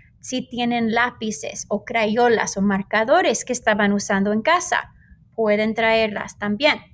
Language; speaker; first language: Spanish; non-native, fluent; English